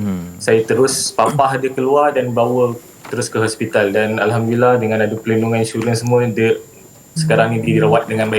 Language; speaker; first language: Malay; native; Malay